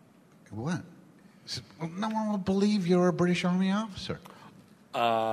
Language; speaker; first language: English; non-native, local second language; Gujarati